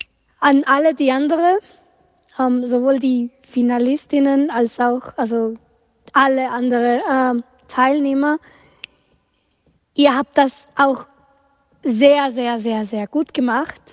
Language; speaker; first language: German; non-native, fluent; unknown